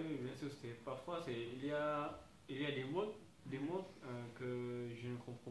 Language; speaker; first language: French; non-native, learner; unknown